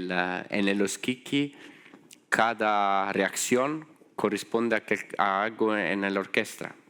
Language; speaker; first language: Spanish; non-native, fluent; Italian